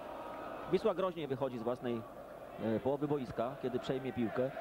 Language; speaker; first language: Polish; native; Polish